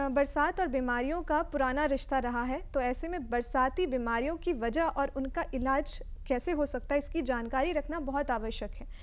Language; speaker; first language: Hindi; native; Hindi